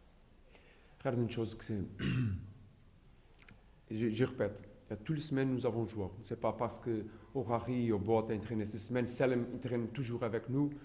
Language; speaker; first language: French; non-native, fluent; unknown